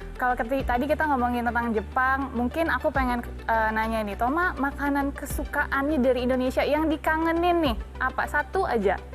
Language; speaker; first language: Indonesian; native; Indonesian